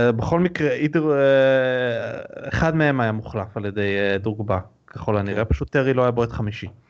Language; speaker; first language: Hebrew; native; Hebrew